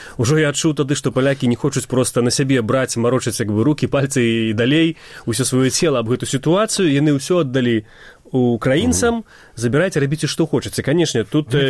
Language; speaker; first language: Belarusian; native; Belarusian